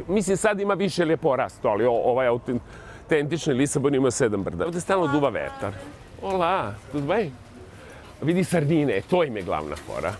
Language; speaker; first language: Serbian; native; Serbian